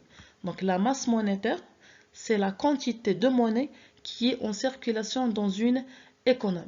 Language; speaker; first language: French; non-native, local second language; Arabic